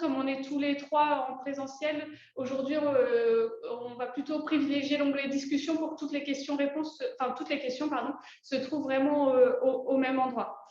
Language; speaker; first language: French; native; French